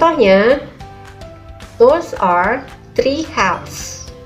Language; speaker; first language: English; non-native, learner; Indonesian